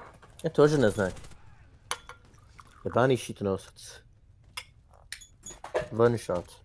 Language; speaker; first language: Russian; non-native, learner; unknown